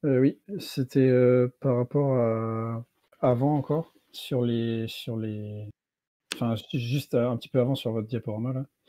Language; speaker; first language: French; native; French